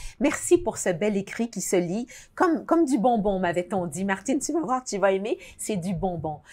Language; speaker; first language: French; native; French